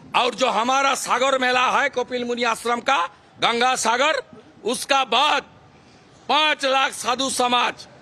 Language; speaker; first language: Hindi; non-native, local second language; Bangla